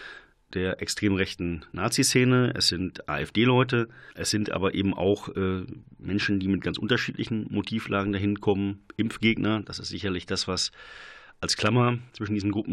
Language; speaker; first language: German; native; German